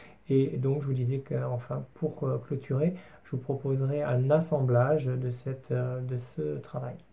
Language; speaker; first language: French; native; French